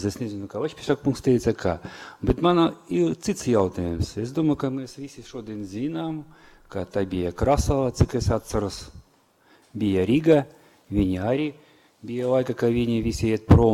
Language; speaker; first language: Latvian; non-native, local second language; Russian